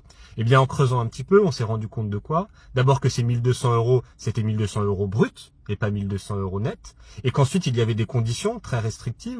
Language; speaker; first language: French; native; French